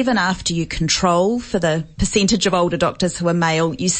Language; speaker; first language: English; native; English